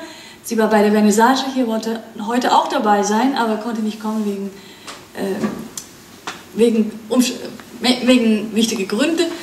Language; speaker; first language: German; non-native, fluent; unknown